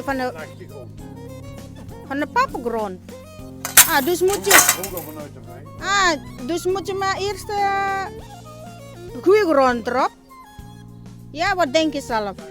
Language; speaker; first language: Dutch; non-native, learner; Indonesian